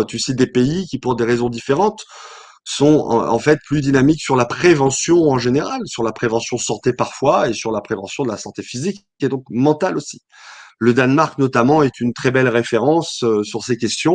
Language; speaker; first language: French; native; French